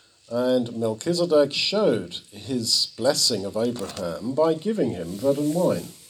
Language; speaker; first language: English; native; English